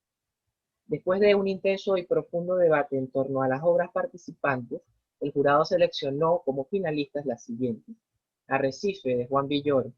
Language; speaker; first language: Spanish; native; Spanish